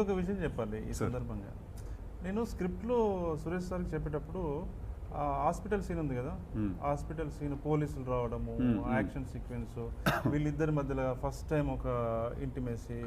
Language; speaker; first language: Telugu; native; Telugu